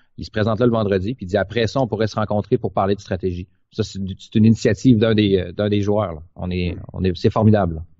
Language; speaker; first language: French; native; French